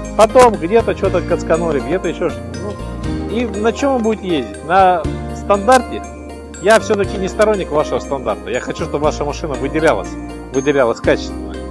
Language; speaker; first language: Russian; native; Russian